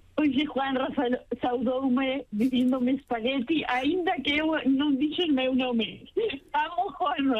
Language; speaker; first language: Galician; non-native, fluent; Spanish